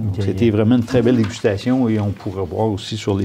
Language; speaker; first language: French; native; French